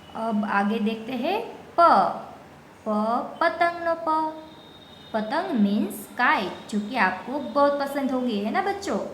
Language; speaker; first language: Hindi; non-native, local second language; Gujarati